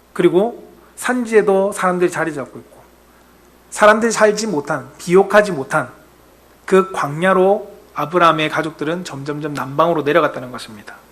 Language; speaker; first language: Korean; native; Korean